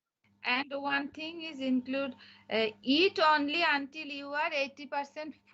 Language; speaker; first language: English; non-native, learner; Bangla